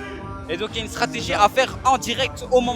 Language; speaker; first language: French; native; French